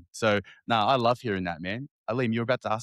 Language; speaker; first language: English; native; English